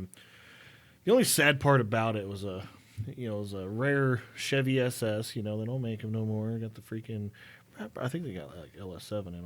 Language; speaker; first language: English; native; English